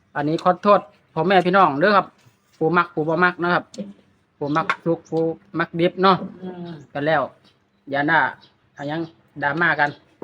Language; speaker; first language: Thai; native; Thai